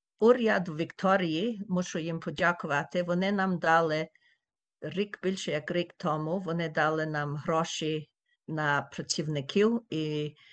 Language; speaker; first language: Ukrainian; early bilingual, heritage; Ukrainian